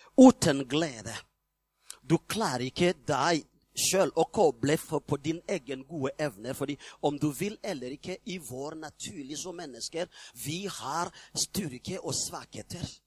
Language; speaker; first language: Norwegian; non-native, fluent; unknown